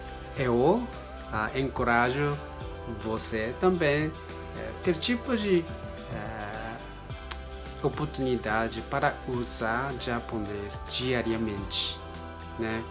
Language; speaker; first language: Portuguese; non-native, learner; Japanese